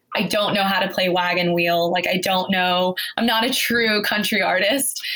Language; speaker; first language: English; native; English